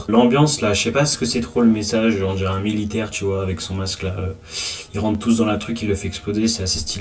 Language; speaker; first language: French; native; French